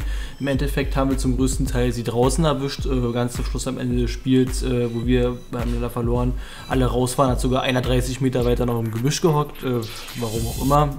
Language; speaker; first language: German; native; German